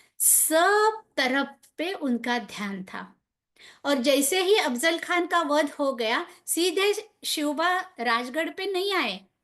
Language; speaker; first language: Hindi; non-native, local second language; Marathi